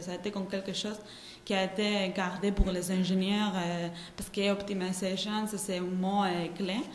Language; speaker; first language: French; non-native, fluent; Spanish